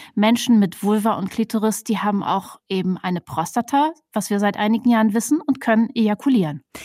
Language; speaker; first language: German; native; German